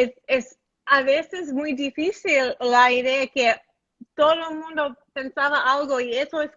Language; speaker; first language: Spanish; non-native, learner; English